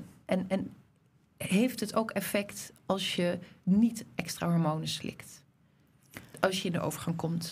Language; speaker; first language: Dutch; native; Dutch